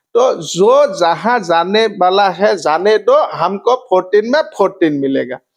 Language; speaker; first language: Hindi; non-native, local second language; Assamese